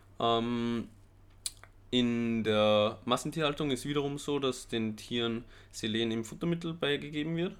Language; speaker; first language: German; native; German